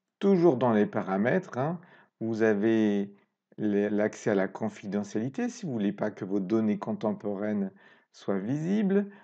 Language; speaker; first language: French; native; French